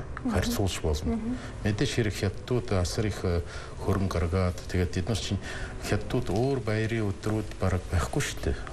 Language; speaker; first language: Mongolian; non-native, fluent; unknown